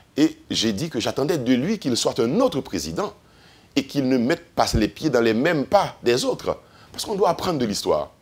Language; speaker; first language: French; native; French